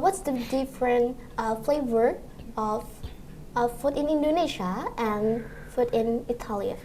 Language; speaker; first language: English; non-native, learner; Indonesian